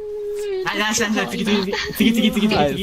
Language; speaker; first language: Japanese; native; Japanese